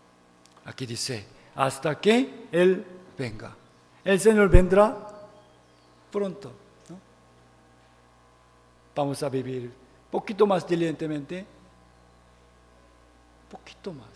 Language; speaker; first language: Spanish; non-native, fluent; Korean